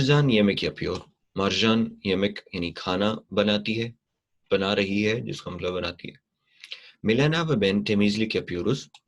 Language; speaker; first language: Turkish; non-native, fluent; Urdu